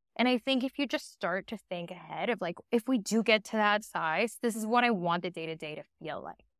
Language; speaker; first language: English; early bilingual, other home language; Spanish